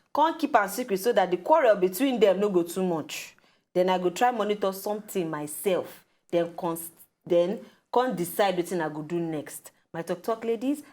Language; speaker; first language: Nigerian Pidgin; native; Nigerian Pidgin